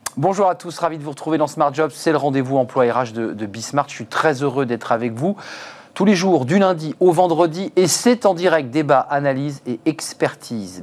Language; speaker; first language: French; native; French